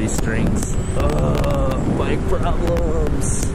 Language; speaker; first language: English; native; English